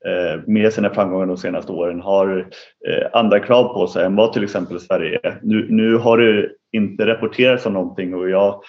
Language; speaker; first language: Swedish; native; Swedish